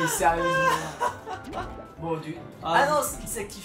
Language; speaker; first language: French; native; French